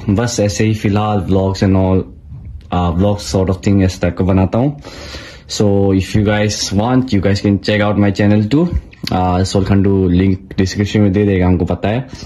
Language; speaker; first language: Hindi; non-native, local second language; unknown